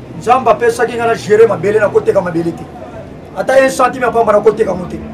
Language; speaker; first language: Lingala; native; Lingala